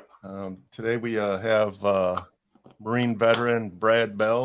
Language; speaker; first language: English; native; English